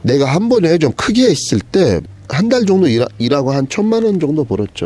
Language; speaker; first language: Korean; non-native, fluent; Turkish